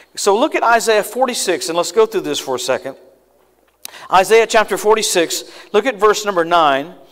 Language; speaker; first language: English; native; English